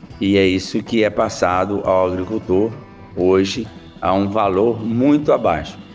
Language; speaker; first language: Portuguese; native; Portuguese